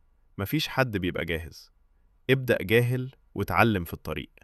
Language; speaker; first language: Arabic; native; Arabic